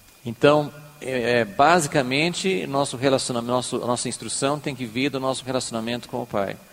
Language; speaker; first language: Portuguese; native; Portuguese